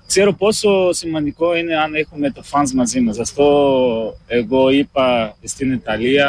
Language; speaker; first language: Greek; non-native, learner; Portuguese